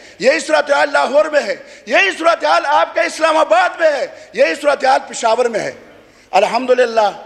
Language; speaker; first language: Urdu; non-native, local second language; Khowar